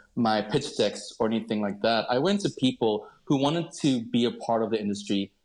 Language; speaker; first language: English; native; English